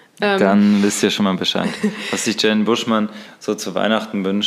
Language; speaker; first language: German; native; German